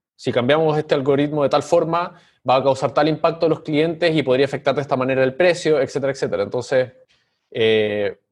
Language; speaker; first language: Spanish; native; Spanish